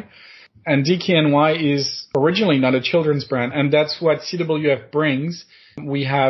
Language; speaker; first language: English; non-native, fluent; French